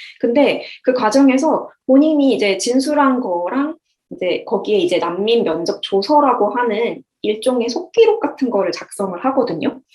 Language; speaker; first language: Korean; native; Korean